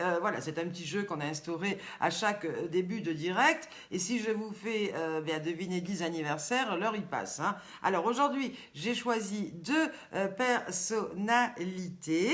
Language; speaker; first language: French; native; French